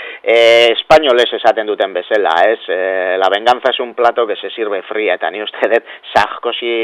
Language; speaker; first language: Basque; native; Basque